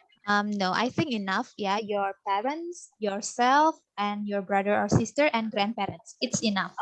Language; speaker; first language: English; non-native, fluent; Indonesian